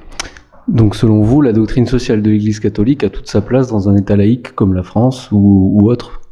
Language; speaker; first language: French; native; French